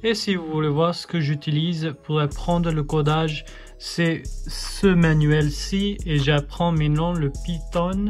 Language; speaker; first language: French; non-native, fluent; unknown